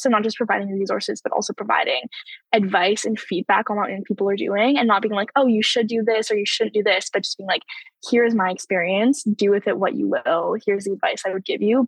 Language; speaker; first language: English; native; English